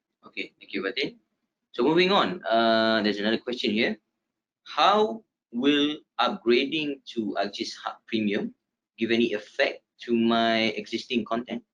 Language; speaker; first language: English; non-native, local second language; Malay